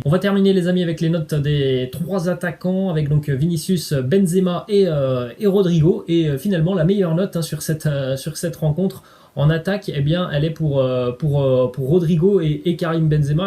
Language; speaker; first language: French; native; French